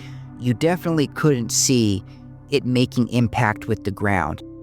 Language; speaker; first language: English; native; English